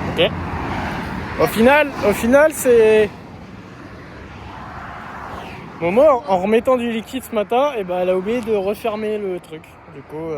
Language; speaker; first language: French; native; French